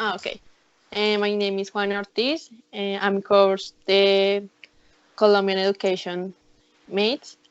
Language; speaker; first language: English; non-native, learner; Spanish